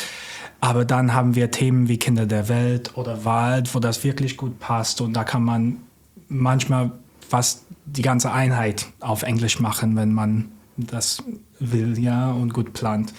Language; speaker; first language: German; non-native, fluent; English